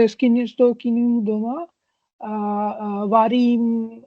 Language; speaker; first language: Czech; non-native, learner; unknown